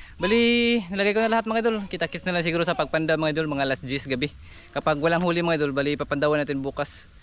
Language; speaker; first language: Filipino; non-native, local second language; Cebuano